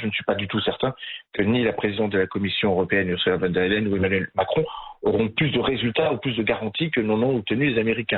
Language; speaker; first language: French; native; French